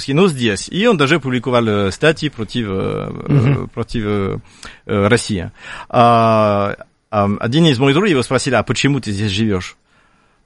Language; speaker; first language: Russian; non-native, fluent; French